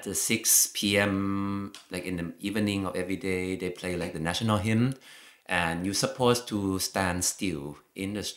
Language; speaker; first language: English; non-native, fluent; Thai